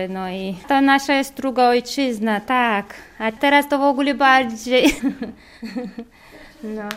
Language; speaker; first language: Polish; non-native, learner; Chechen